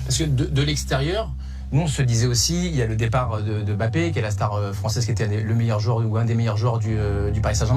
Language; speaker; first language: French; native; French